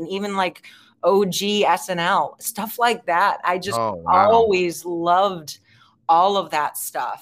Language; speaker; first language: English; native; English